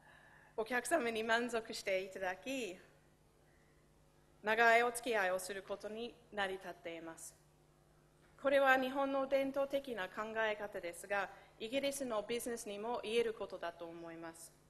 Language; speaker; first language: Japanese; non-native, fluent; English